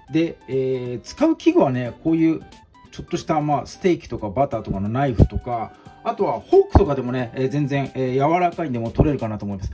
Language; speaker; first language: Japanese; native; Japanese